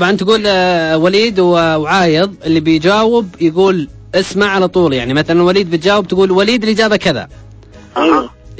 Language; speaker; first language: Arabic; native; Arabic